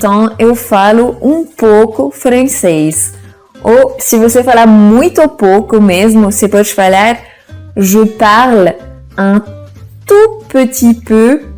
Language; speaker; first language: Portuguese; non-native, fluent; French